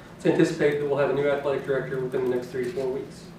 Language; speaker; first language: English; native; English